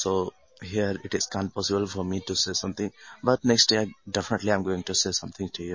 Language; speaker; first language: English; non-native, local second language; Hindi